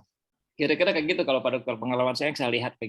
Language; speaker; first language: Indonesian; native; Indonesian